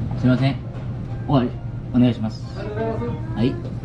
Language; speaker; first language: Japanese; non-native, learner; Korean